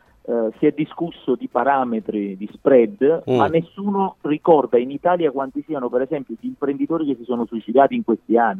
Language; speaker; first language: Italian; native; Italian